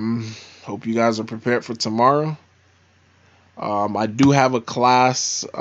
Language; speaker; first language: English; native; English